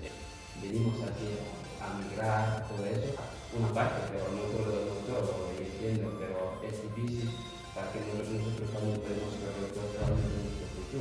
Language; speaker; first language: Spanish; non-native, learner; Fula